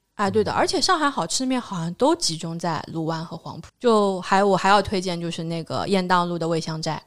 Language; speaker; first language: Chinese; native; Chinese